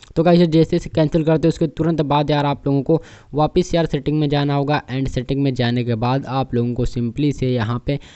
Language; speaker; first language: Hindi; native; Hindi